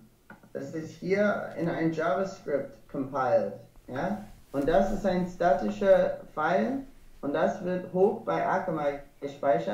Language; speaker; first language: German; non-native, learner; English